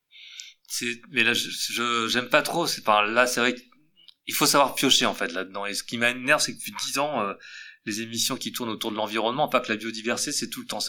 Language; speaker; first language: French; native; French